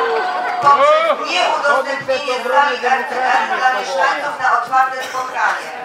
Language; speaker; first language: Polish; native; Polish